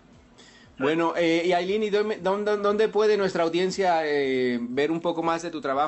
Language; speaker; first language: Spanish; native; Spanish